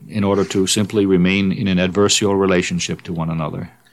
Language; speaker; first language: English; native; English